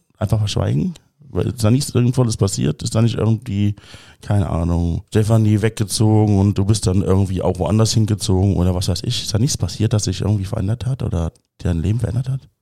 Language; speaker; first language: German; native; German